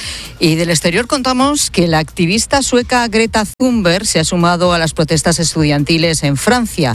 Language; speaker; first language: Spanish; native; Spanish